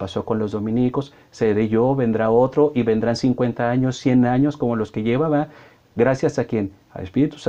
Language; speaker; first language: Spanish; native; Spanish